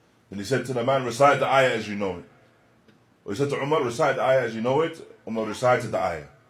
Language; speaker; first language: English; native; English